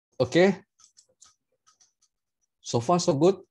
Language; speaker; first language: English; non-native, local second language; Malay